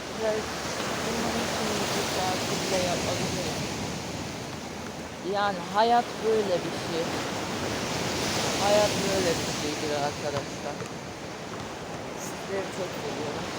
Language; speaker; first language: Turkish; non-native, fluent; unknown